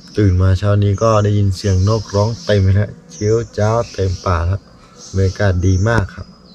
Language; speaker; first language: Thai; native; Thai